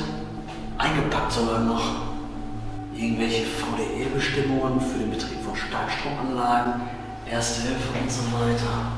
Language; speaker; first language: German; native; German